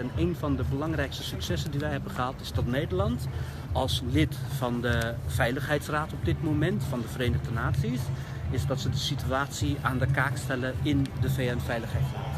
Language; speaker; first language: Dutch; early bilingual, other home language; Turkish